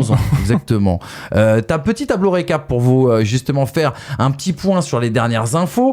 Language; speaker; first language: French; native; French